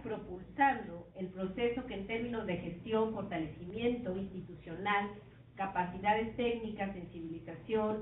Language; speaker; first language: Spanish; native; Spanish